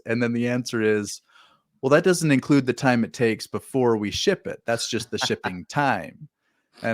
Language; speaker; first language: English; native; English